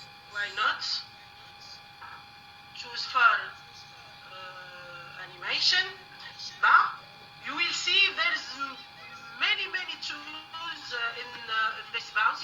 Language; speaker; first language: English; non-native, learner; Arabic